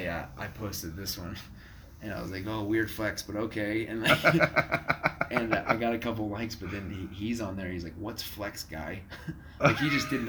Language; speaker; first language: English; native; English